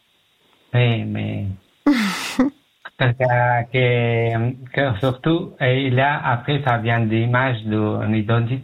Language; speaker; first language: French; non-native, learner; Pashto